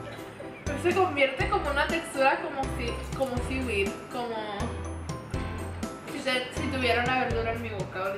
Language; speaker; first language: Spanish; early bilingual, other home language; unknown